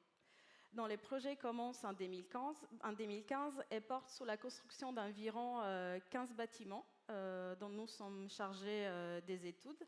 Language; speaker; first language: French; native; French